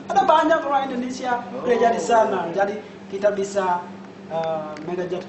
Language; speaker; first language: Indonesian; non-native, learner; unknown